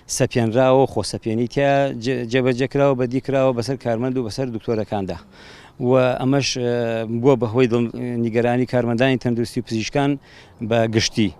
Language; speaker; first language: Central Kurdish; native; Central Kurdish